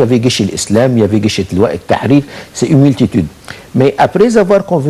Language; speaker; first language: French; non-native, fluent; Arabic